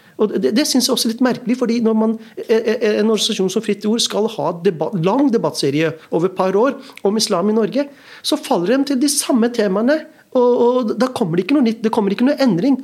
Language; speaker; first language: Norwegian; early bilingual, other home language; Urdu